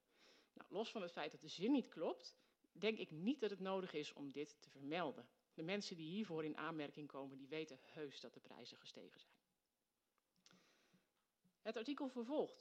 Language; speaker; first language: Dutch; native; Dutch